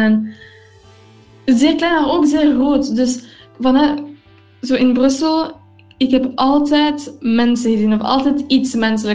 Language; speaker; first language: Dutch; non-native, local second language; English